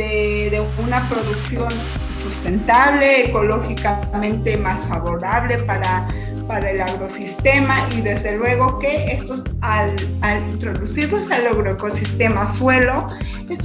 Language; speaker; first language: Spanish; native; Spanish